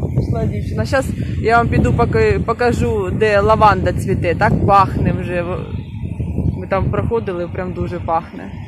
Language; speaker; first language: Ukrainian; non-native, local second language; Russian